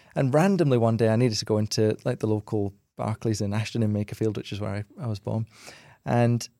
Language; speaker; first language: English; native; English